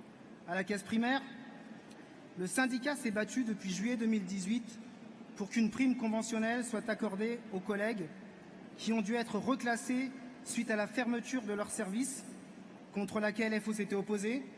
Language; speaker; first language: French; native; French